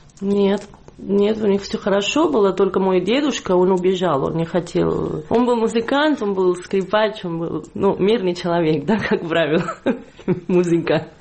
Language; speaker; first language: Russian; non-native, fluent; Catalan